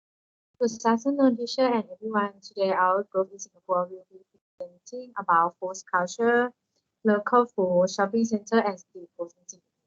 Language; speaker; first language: English; non-native, learner; Thai